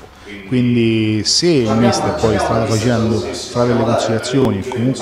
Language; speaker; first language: Italian; native; Italian